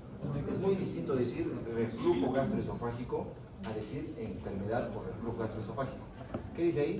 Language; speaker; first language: Spanish; native; Spanish